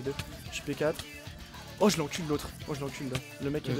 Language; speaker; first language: French; native; French